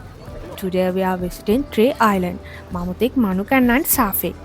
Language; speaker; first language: English; non-native, fluent; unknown